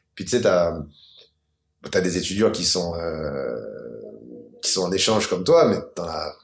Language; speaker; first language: French; native; French